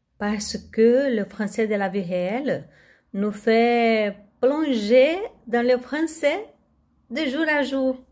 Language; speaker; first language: French; non-native, learner; Portuguese